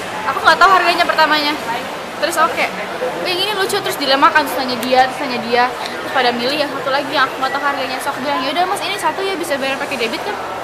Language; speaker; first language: Indonesian; native; Indonesian